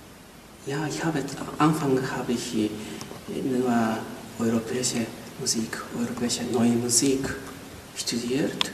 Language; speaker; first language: German; non-native, fluent; Japanese